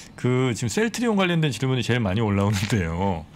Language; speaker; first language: Korean; native; Korean